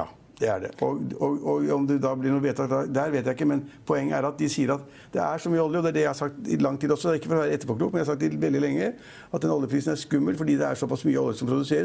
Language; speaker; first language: Norwegian; native; Norwegian